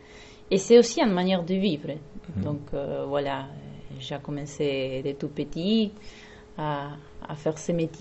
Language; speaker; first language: French; non-native, fluent; Spanish